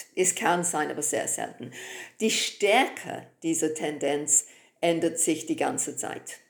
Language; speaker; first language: German; non-native, fluent; English